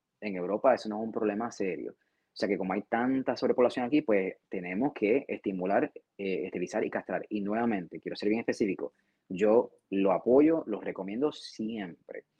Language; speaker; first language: Spanish; native; Spanish